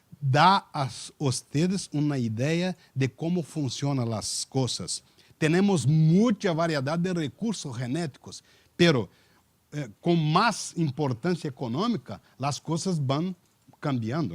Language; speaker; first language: Spanish; non-native, learner; Portuguese